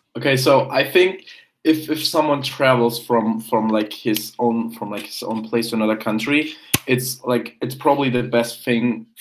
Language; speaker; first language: English; non-native, fluent; German